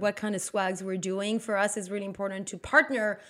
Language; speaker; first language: English; non-native, fluent; French